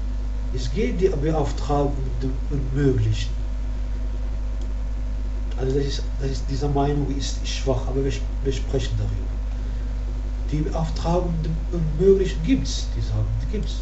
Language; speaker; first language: German; non-native, learner; Arabic